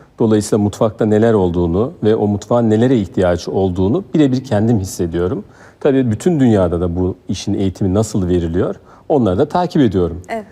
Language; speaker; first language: Turkish; native; Turkish